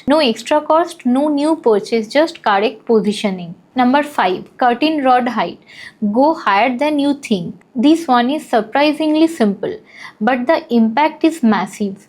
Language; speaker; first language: English; non-native, local second language; Hindi